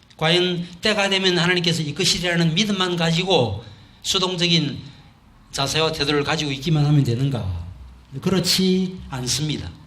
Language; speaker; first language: Korean; native; Korean